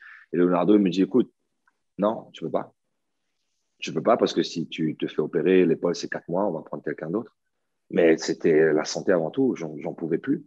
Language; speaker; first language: French; native; French